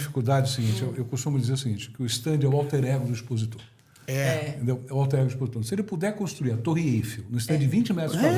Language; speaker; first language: Portuguese; native; Portuguese